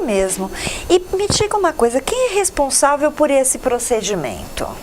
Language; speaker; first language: Portuguese; native; Portuguese